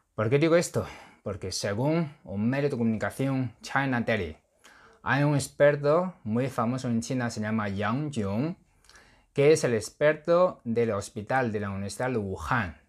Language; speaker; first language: Spanish; non-native, fluent; Chinese